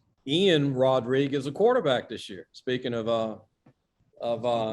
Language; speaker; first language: English; native; English